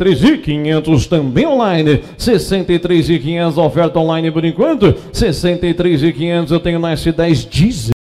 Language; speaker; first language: Portuguese; native; Portuguese